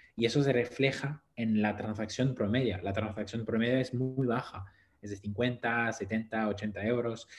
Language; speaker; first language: Spanish; non-native, fluent; Portuguese